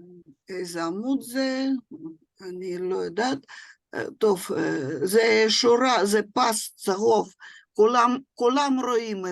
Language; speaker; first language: Hebrew; non-native, fluent; Russian